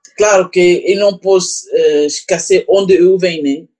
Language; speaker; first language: Portuguese; non-native, learner; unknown